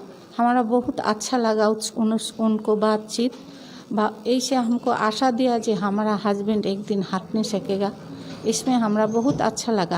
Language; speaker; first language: Hindi; non-native, local second language; Bangla